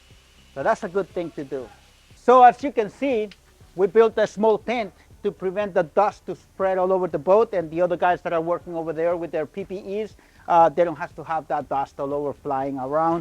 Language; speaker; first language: English; non-native, fluent; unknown